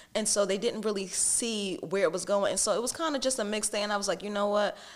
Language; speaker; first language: English; native; English